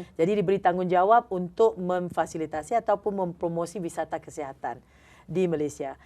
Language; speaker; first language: Malay; native; Malay